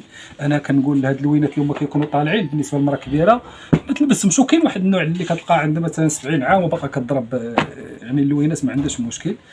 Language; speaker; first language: Arabic; native; Arabic